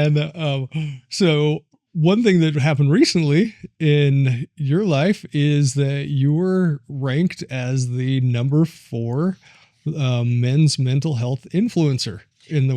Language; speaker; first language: English; native; English